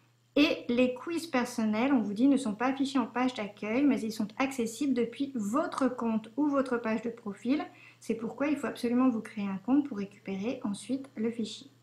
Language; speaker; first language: French; native; French